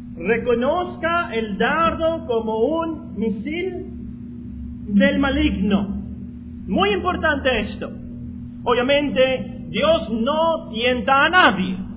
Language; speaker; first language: Spanish; non-native, fluent; English